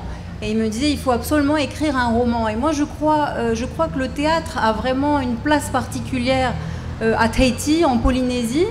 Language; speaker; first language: French; native; French